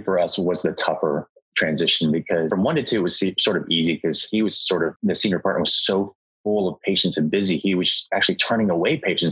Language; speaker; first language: English; native; English